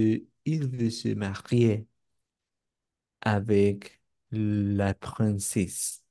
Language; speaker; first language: French; non-native, learner; English